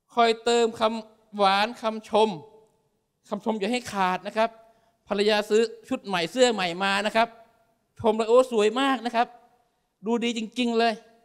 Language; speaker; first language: Thai; native; Thai